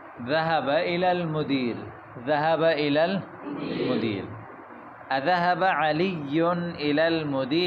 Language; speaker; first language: Arabic; non-native, fluent; Urdu